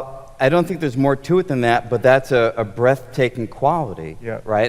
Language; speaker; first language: English; native; English